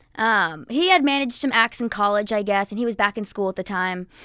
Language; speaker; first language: English; native; English